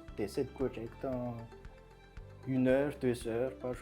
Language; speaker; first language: French; non-native, local second language; Malagasy